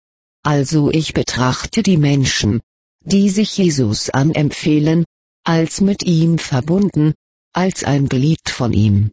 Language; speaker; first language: German; native; German